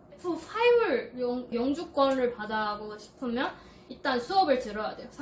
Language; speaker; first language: Korean; non-native, fluent; Chinese